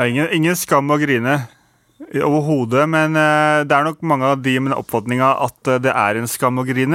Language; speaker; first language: Norwegian; native; Norwegian